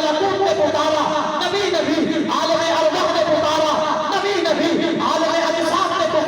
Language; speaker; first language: Urdu; native; Urdu